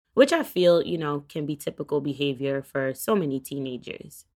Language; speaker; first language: English; native; English